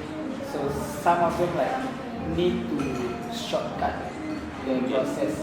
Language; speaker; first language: English; non-native, fluent; Indonesian